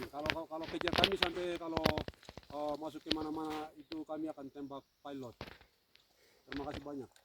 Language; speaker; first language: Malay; non-native, local second language; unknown